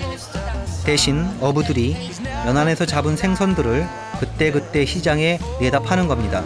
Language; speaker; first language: Korean; native; Korean